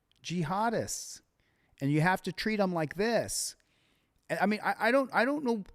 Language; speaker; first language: English; native; English